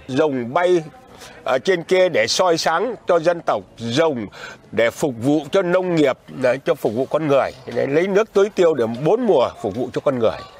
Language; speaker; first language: Vietnamese; non-native, local second language; Iu Mien